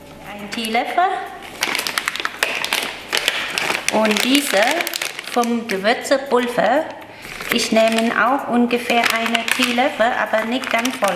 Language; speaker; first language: German; non-native, learner; Vietnamese